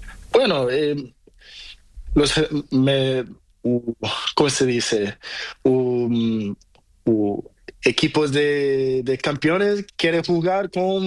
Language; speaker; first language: Spanish; non-native, learner; Portuguese